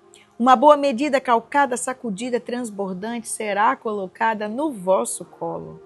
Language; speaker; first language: Portuguese; native; Portuguese